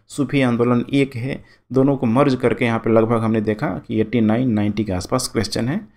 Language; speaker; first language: Hindi; native; Hindi